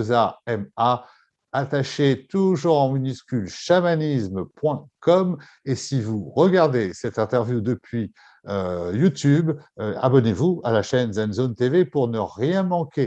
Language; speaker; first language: French; native; French